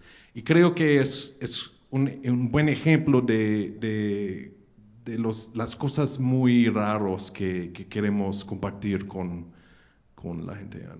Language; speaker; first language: Spanish; non-native, fluent; English